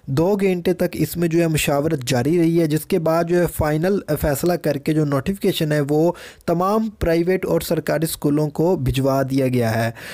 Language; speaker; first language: Urdu; native; Urdu